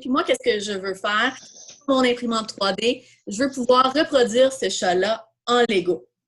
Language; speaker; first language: French; native; French